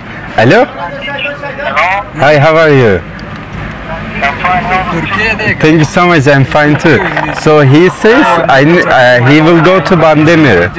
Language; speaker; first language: English; non-native, learner; Turkish